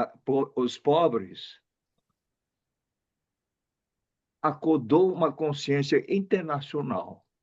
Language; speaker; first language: Portuguese; non-native, fluent; Chinese